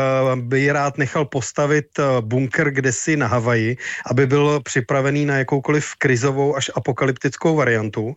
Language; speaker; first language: Czech; native; Czech